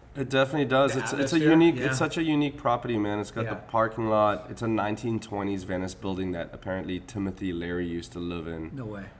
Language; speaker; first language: English; native; English